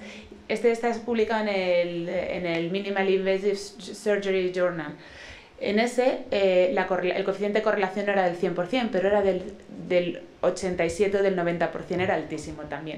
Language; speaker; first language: Spanish; native; Spanish